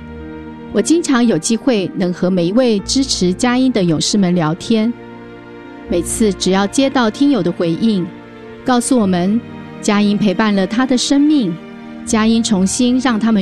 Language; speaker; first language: Chinese; native; Chinese